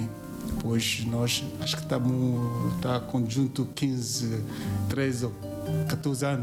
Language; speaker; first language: Portuguese; non-native, learner; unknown